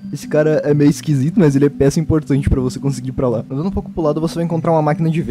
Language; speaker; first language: Portuguese; native; Portuguese